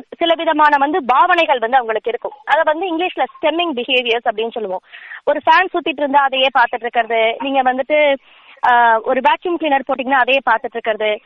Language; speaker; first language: Tamil; native; Tamil